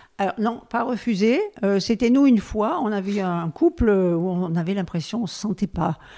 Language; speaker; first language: French; native; French